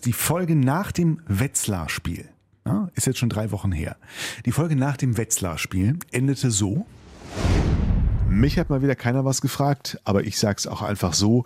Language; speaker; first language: German; native; German